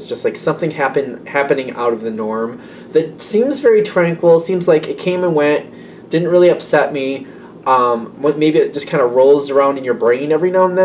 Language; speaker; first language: English; native; English